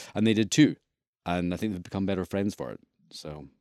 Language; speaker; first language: English; native; English